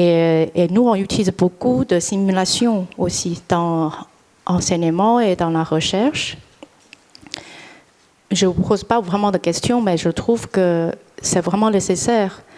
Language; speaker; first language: French; non-native, fluent; Chinese